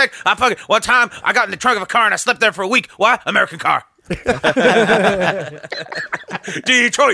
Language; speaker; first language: English; native; English